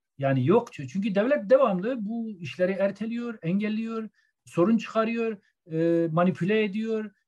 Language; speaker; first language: Turkish; non-native, local second language; Zaza